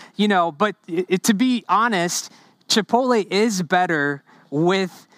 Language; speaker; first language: English; early bilingual, other home language; Spanish